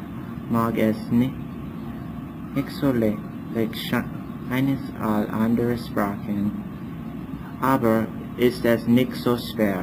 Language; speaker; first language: German; non-native, learner; English